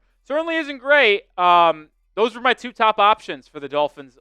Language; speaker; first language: English; native; English